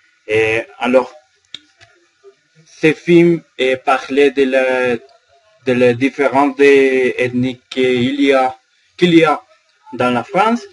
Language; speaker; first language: French; non-native, learner; Spanish